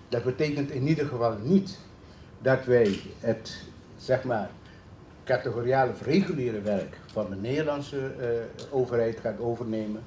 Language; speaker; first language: Dutch; non-native, local second language; Papiamento